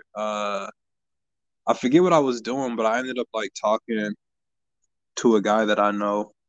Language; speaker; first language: English; native; English